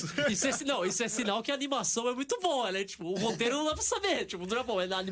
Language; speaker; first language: Portuguese; native; Portuguese